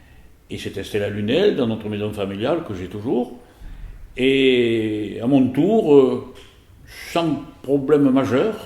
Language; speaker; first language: French; native; French